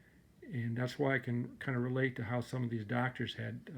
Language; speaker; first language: English; native; English